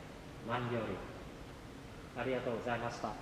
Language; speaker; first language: Japanese; non-native, fluent; Vietnamese